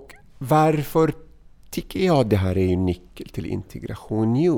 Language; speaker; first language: Swedish; non-native, fluent; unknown